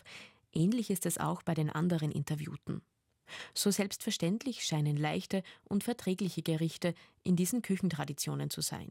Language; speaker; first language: German; native; German